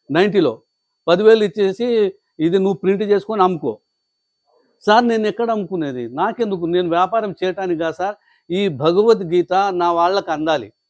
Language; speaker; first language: Telugu; non-native, local second language; Lambadi